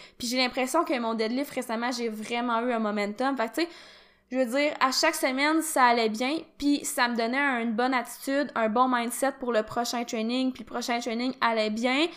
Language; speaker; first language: French; native; French